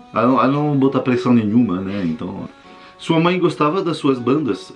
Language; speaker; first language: Portuguese; non-native, fluent; French